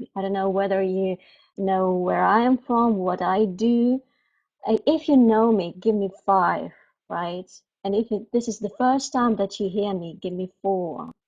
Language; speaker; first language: English; non-native, fluent; Russian